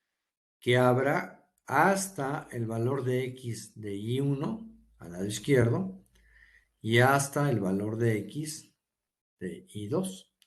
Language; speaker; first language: Spanish; native; Spanish